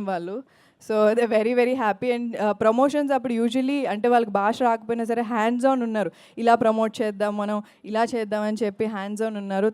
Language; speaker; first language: Telugu; native; Telugu